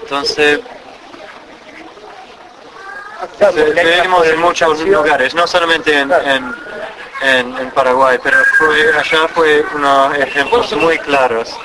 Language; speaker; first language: Spanish; non-native, fluent; English